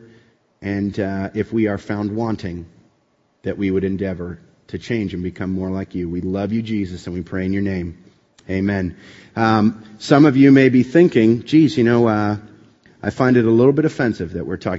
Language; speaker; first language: English; native; English